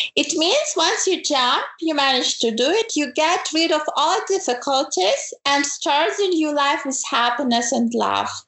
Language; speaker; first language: English; non-native, fluent; Ukrainian